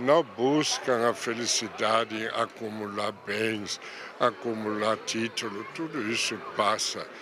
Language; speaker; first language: Portuguese; non-native, fluent; German